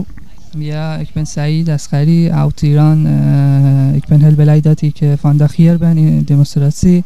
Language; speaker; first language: Dutch; non-native, learner; Persian